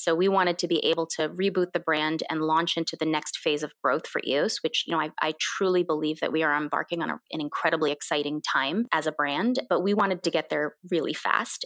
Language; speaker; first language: English; early bilingual, other home language; Korean